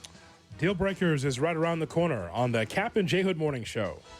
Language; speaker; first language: English; native; English